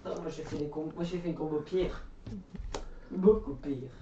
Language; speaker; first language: French; native; French